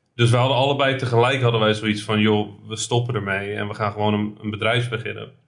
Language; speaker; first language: Dutch; early bilingual, other home language; Arabic